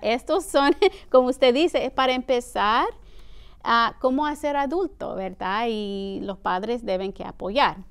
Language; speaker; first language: Spanish; early bilingual, heritage; Spanish